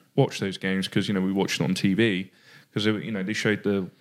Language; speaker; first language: English; native; English